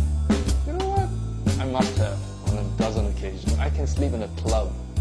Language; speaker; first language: English; native; English